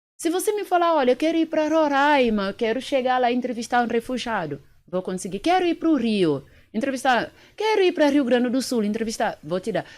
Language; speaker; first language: Portuguese; early bilingual, other home language; Upper Guinea Crioulo